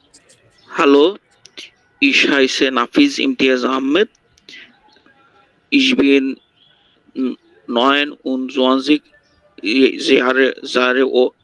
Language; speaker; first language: German; non-native, learner; Bangla